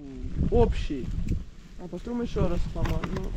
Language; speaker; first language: Russian; non-native, learner; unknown